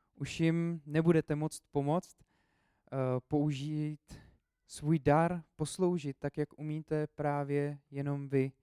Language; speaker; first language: Czech; native; Czech